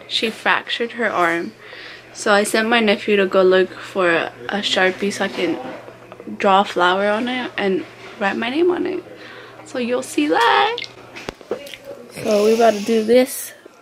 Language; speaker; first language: English; early bilingual, other home language; Spanish